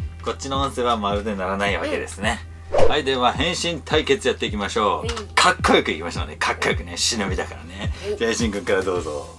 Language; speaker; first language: Japanese; native; Japanese